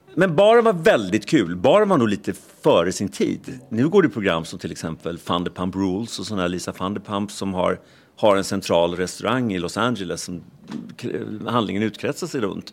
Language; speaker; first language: Swedish; native; Swedish